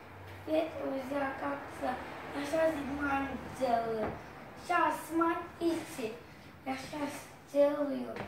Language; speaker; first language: Russian; non-native, learner; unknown